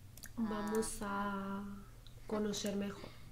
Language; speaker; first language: Spanish; native; Spanish